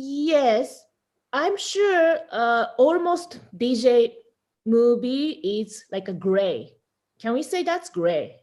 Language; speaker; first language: English; non-native, learner; Japanese